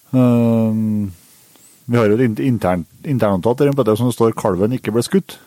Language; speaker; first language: Norwegian; native; Norwegian